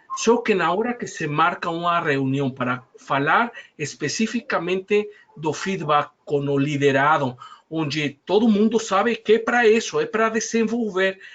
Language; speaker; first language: Portuguese; non-native, fluent; Spanish